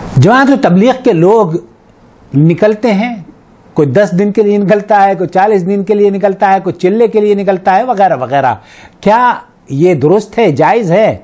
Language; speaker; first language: Urdu; native; Urdu